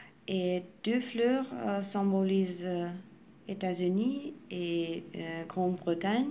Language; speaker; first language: French; non-native, learner; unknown